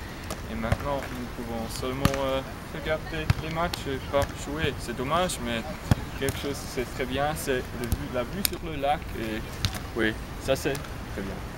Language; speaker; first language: French; non-native, fluent; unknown